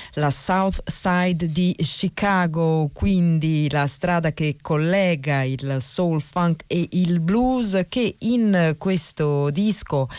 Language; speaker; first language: Italian; native; Italian